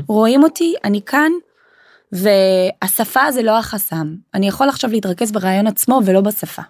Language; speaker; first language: Hebrew; non-native, local second language; Arabic